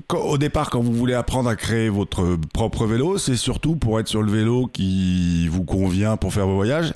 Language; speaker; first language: French; native; French